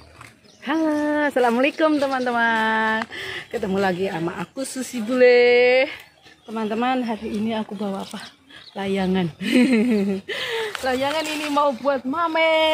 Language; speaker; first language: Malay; non-native, local second language; Javanese